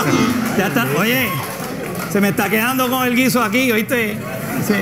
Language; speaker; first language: Spanish; native; Spanish